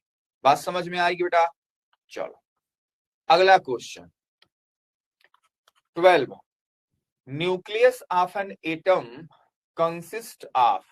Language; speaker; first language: Hindi; native; Hindi